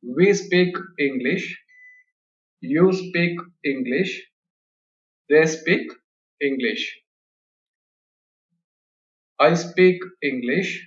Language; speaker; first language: English; non-native, local second language; Kannada